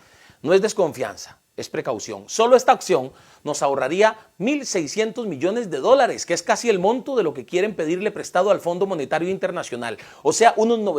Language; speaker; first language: Spanish; native; Spanish